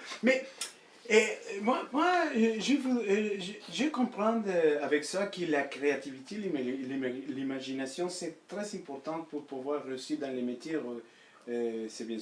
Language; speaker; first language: French; early bilingual, other home language; Spanish